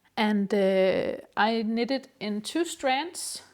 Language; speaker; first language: English; non-native, fluent; Danish